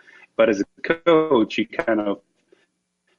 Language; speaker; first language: English; non-native, fluent; Slovak